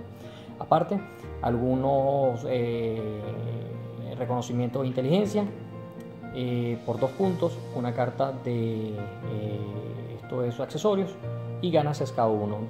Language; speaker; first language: Spanish; native; Spanish